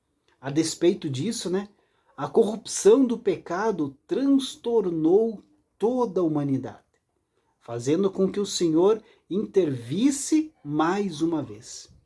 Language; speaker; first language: Portuguese; native; Portuguese